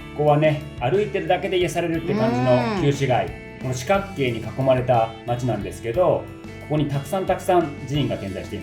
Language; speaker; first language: Japanese; native; Japanese